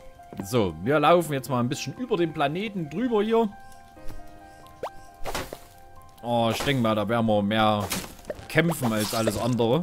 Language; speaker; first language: German; native; German